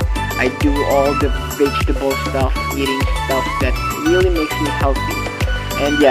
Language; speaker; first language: English; non-native, fluent; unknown